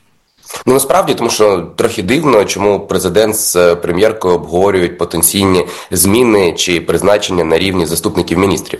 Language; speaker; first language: Ukrainian; native; Ukrainian